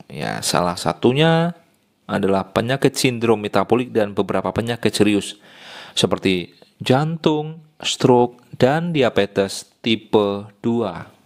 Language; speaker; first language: Indonesian; native; Indonesian